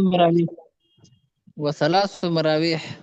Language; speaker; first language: Arabic; non-native, fluent; Urdu